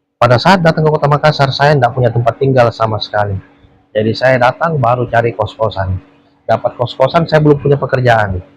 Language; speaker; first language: Indonesian; native; Indonesian